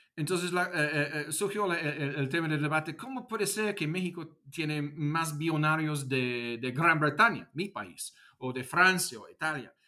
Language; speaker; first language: Spanish; non-native, fluent; English